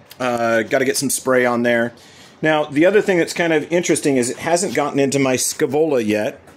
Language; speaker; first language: English; native; English